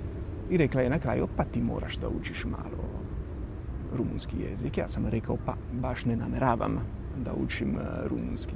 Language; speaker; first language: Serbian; non-native, fluent; Italian